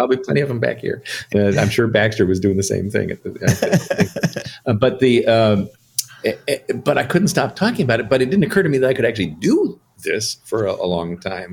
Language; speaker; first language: English; native; English